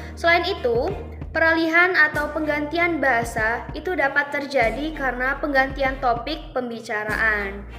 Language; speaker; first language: Indonesian; non-native, local second language; Malay